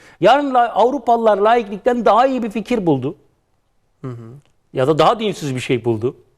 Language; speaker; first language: Turkish; native; Turkish